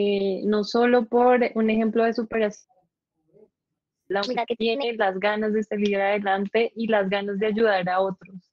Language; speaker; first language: Spanish; native; Spanish